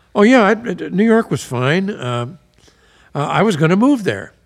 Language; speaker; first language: English; native; English